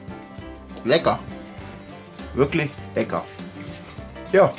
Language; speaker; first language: German; native; German